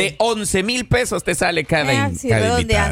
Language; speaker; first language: Spanish; native; Spanish